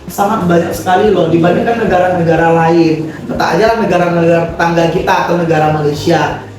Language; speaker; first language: Indonesian; native; Indonesian